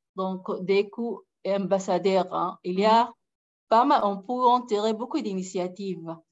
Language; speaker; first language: French; non-native, fluent; Arabic